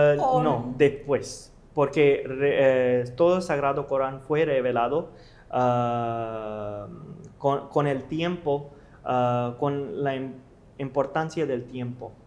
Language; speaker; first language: Spanish; non-native, learner; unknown